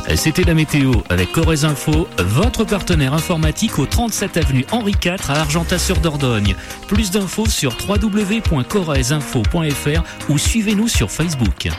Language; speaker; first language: French; native; French